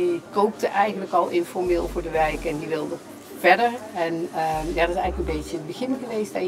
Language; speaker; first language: Dutch; native; Dutch